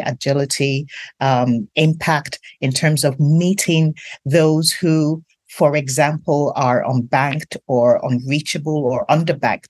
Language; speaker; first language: English; non-native, local second language; Yoruba